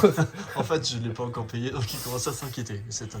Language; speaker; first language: French; native; French